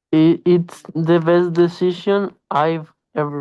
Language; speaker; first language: English; non-native, learner; Spanish